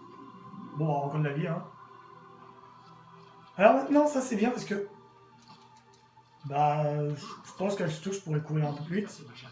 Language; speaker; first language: French; native; French